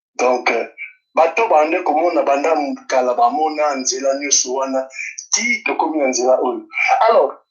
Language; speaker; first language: Lingala; non-native, local second language; Kongo